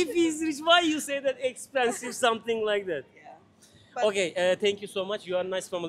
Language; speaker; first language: English; non-native, learner; Turkish